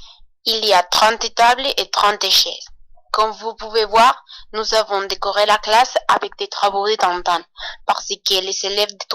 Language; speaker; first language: French; non-native, learner; Spanish